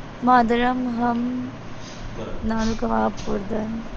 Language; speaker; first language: Persian; non-native, learner; Urdu